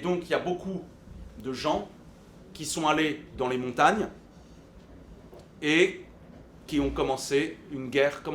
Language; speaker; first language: French; native; French